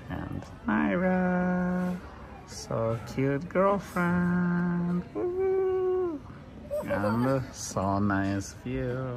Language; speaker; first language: English; non-native, fluent; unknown